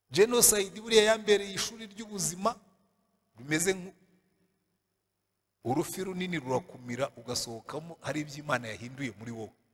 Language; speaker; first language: Kinyarwanda; native; Kinyarwanda